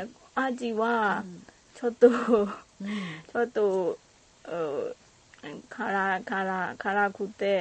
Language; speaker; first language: Japanese; non-native, learner; Burmese